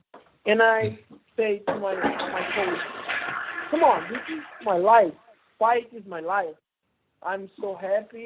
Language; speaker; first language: English; non-native, learner; Portuguese